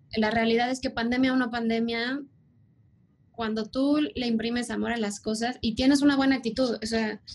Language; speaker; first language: Spanish; native; Spanish